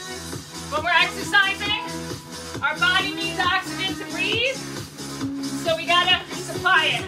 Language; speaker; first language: English; native; English